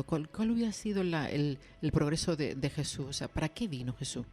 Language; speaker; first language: Spanish; native; Spanish